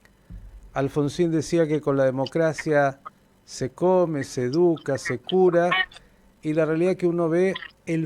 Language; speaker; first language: Spanish; native; Spanish